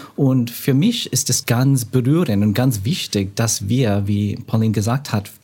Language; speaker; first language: German; non-native, learner; English